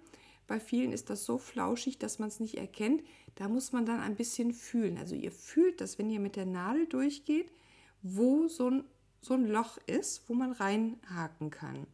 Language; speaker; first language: German; native; German